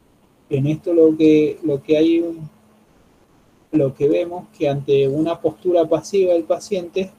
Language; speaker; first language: Spanish; native; Spanish